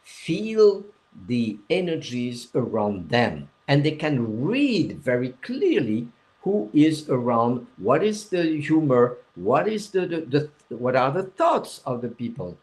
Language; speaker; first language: English; non-native, fluent; French